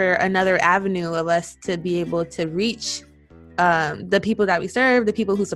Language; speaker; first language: English; native; English